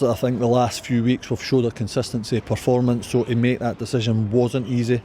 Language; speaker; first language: English; native; English